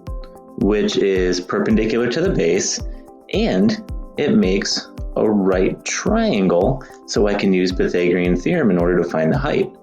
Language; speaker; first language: English; native; English